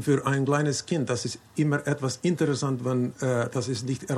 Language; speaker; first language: German; non-native, learner; Finnish